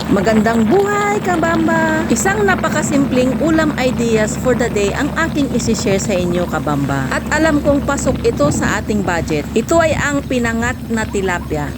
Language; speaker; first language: Filipino; native; Filipino